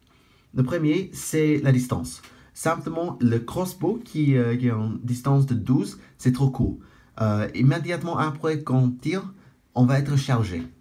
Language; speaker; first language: French; non-native, fluent; English